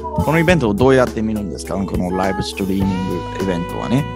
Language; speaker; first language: Japanese; non-native, fluent; English